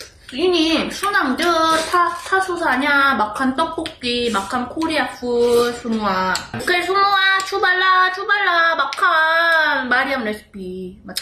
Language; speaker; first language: Korean; non-native, learner; Malay